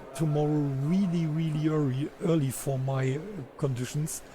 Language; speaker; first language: English; non-native, fluent; German